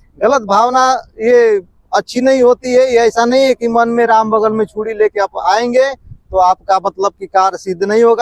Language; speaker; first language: Hindi; native; Hindi